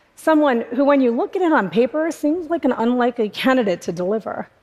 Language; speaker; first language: English; native; English